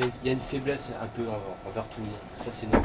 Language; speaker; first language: French; native; French